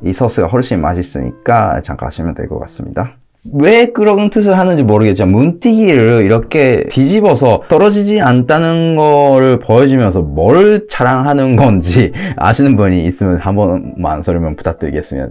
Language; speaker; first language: Korean; non-native, fluent; Japanese